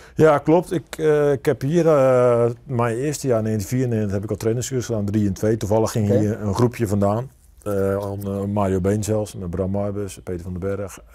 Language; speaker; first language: Dutch; native; Dutch